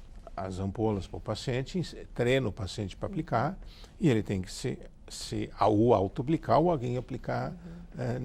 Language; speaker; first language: Portuguese; native; Portuguese